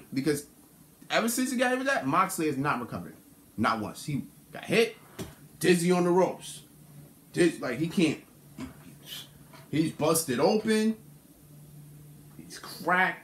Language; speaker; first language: English; native; English